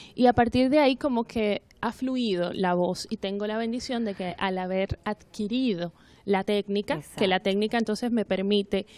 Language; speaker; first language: Spanish; native; Spanish